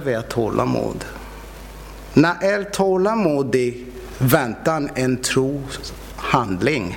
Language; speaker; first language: Swedish; non-native, fluent; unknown